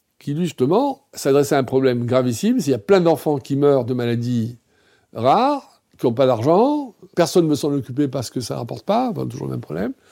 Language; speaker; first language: French; native; French